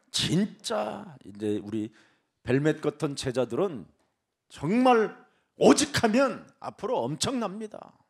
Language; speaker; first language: Korean; native; Korean